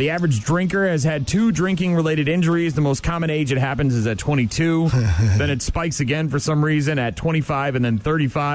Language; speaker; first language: English; native; English